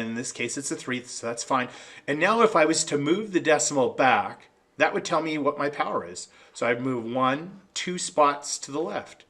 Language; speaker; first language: English; native; English